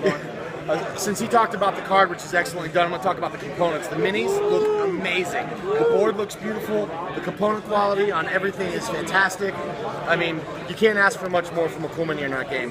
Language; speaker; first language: English; native; English